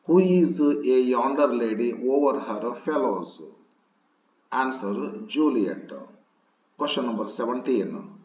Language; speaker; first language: English; non-native, local second language; Kannada